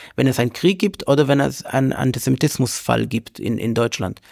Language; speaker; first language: German; non-native, learner; Hebrew